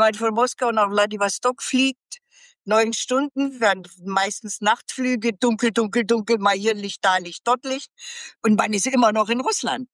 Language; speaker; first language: German; native; German